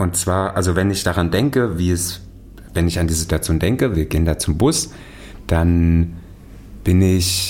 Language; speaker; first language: German; native; German